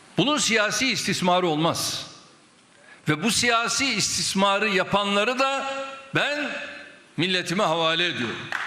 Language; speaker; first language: Turkish; native; Turkish